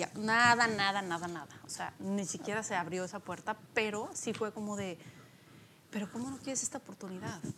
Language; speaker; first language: Spanish; early bilingual, other home language; Polish